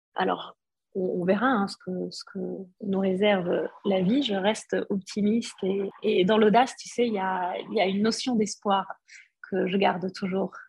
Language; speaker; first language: French; non-native, local second language; Arabic